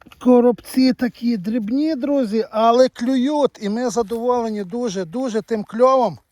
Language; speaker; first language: Ukrainian; native; Ukrainian